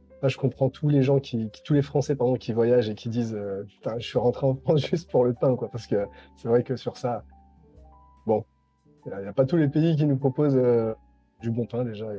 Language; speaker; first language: French; native; French